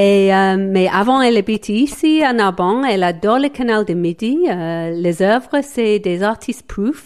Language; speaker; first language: French; non-native, fluent; English